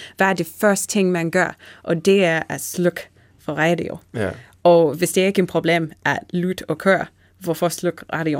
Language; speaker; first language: Danish; non-native, fluent; English